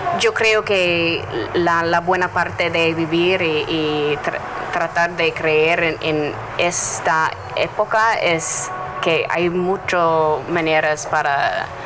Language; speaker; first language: Spanish; non-native, learner; English